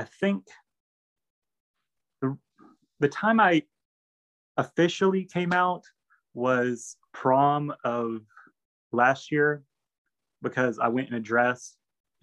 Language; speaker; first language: English; native; English